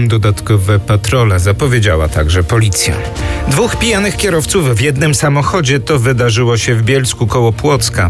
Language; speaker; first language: Polish; native; Polish